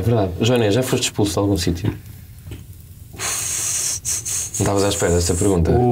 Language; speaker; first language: Portuguese; native; Portuguese